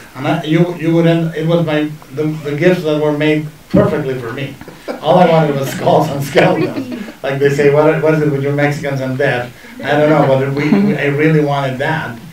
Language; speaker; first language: English; non-native, fluent; Spanish